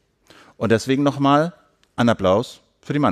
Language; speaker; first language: German; native; German